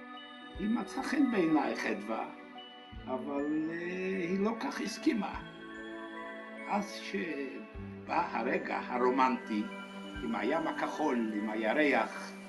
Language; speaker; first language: Hebrew; non-native, fluent; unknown